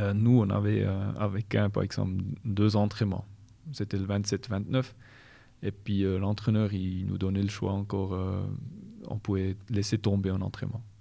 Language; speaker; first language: French; non-native, local second language; German